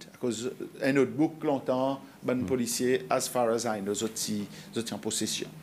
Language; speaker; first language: English; non-native, local second language; Seselwa Creole French